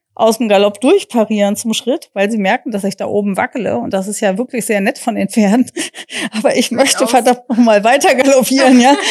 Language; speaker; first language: German; non-native, fluent; English